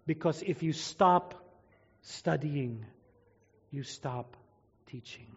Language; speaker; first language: English; non-native, local second language; Filipino